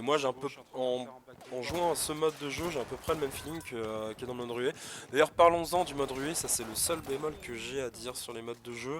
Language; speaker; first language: French; native; French